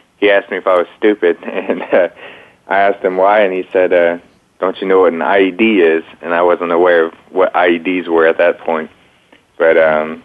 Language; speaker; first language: English; native; English